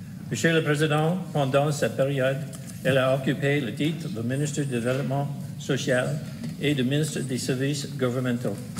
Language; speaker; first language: French; non-native, learner; English